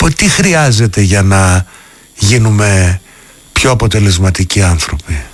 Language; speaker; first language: Greek; native; Greek